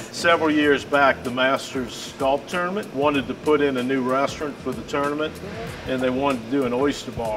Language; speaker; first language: English; native; English